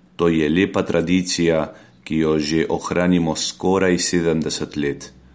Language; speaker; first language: Slovenian; early bilingual, heritage; Slovenian